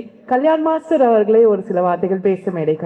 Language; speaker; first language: Tamil; native; Tamil